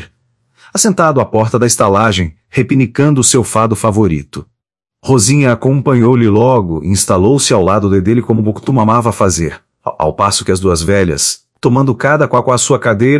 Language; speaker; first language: Portuguese; native; Portuguese